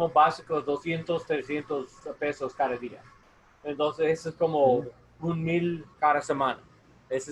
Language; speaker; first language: Spanish; non-native, learner; English